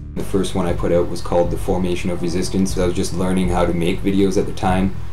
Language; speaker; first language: English; native; English